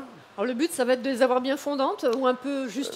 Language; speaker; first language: French; native; French